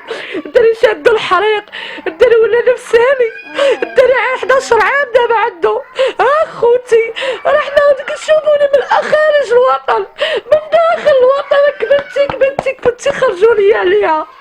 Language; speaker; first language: Arabic; native; Arabic